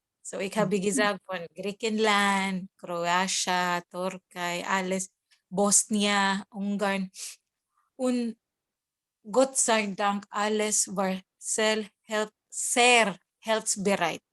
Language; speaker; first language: German; non-native, learner; Cebuano